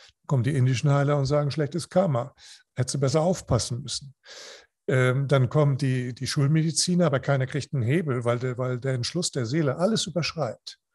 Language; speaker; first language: German; non-native, fluent; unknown